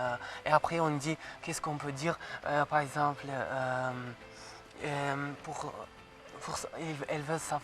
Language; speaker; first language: French; non-native, fluent; Azerbaijani